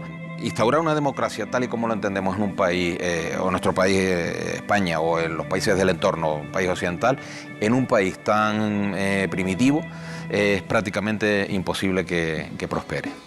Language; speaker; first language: Spanish; native; Spanish